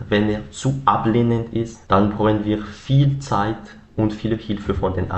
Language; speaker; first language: German; non-native, learner; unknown